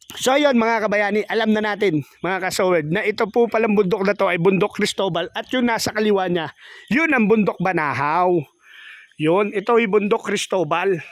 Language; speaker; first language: Filipino; native; Filipino